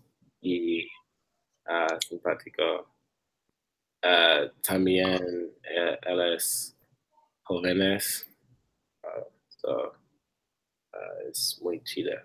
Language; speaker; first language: Spanish; non-native, learner; English